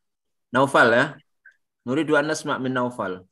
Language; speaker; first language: Arabic; non-native, fluent; Indonesian